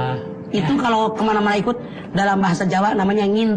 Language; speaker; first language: Indonesian; native; Indonesian